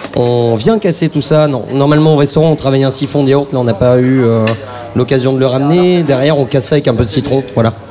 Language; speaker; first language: French; native; French